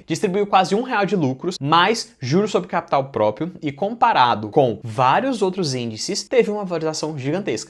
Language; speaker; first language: Portuguese; native; Portuguese